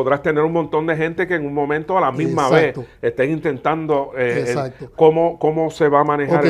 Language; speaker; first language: Spanish; native; Spanish